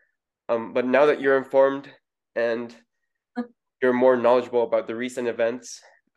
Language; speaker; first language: English; non-native, fluent; Spanish